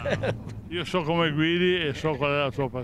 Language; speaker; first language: Italian; native; Italian